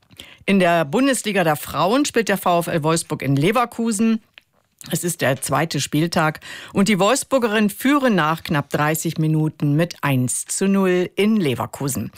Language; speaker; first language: German; native; German